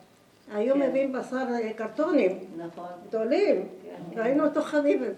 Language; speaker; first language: Hebrew; non-native, fluent; Spanish